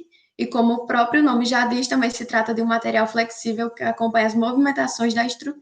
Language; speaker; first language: Portuguese; native; Portuguese